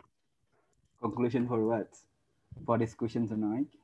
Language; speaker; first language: English; non-native, learner; Indonesian